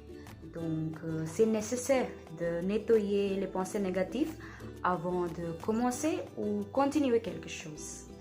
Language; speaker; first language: French; non-native, learner; Hindi